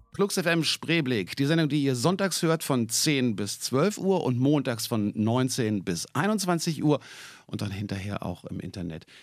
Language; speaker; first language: German; native; German